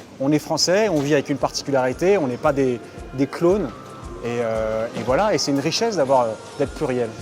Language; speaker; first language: French; early bilingual, other home language; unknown